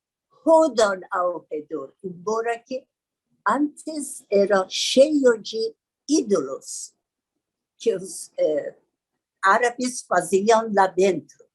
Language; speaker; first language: Portuguese; non-native, learner; Persian